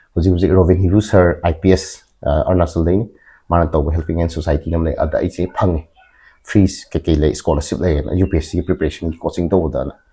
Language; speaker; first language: Manipuri; native; Manipuri